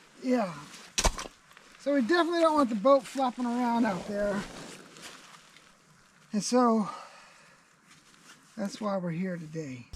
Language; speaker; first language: English; native; English